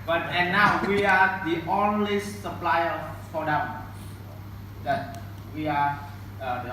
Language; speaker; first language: English; non-native, learner; Vietnamese